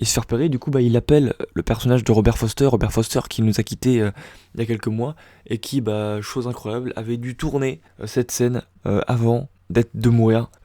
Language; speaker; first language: French; native; French